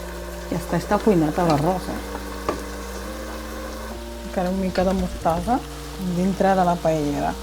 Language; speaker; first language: Catalan; non-native, local second language; Fula